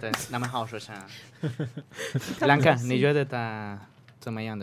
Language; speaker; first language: Chinese; non-native, fluent; Spanish